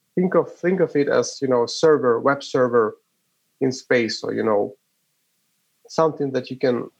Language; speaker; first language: English; non-native, fluent; Ukrainian